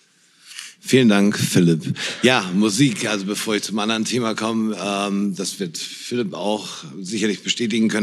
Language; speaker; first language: German; native; German